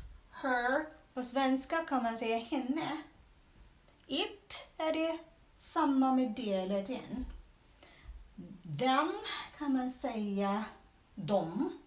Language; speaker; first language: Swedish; non-native, learner; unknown